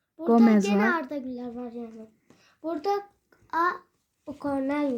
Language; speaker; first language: Turkish; early bilingual, heritage; Turkish